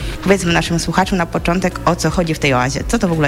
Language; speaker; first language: Polish; native; Polish